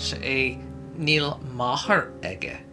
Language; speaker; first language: Irish; non-native, learner; English